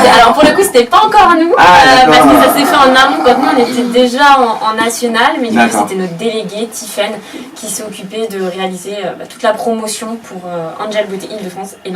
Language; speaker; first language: French; native; French